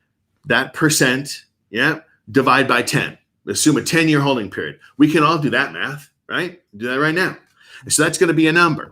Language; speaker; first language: English; native; English